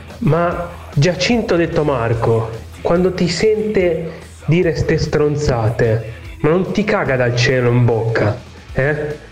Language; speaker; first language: Italian; native; Italian